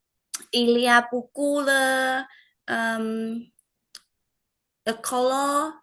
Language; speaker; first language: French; non-native, learner; Vietnamese